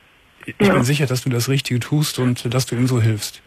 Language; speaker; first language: German; native; German